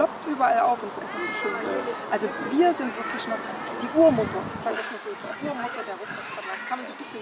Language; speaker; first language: German; native; German